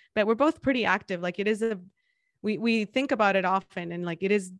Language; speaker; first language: English; non-native, fluent; Spanish